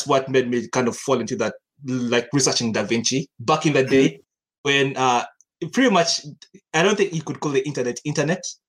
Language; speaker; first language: English; non-native, local second language; Ganda